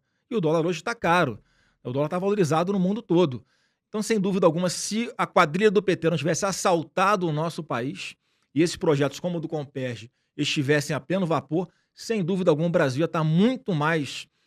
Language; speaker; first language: Portuguese; native; Portuguese